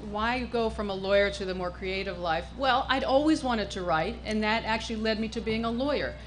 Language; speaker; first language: English; native; English